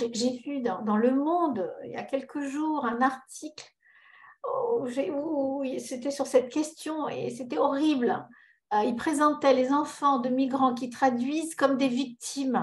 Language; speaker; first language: French; early bilingual, other home language; Spanish